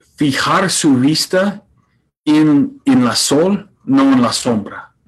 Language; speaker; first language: Spanish; non-native, fluent; English